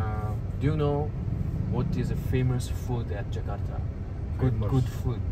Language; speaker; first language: English; non-native, learner; Uyghur